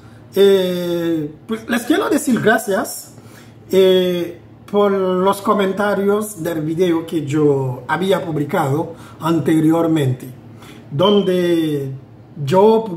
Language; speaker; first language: Spanish; non-native, fluent; Haitian Creole